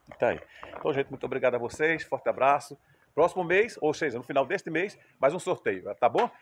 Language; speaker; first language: Portuguese; native; Portuguese